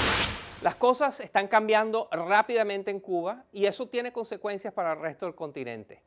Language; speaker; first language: Spanish; native; Spanish